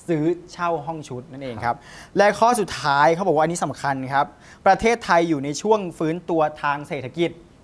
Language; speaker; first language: Thai; native; Thai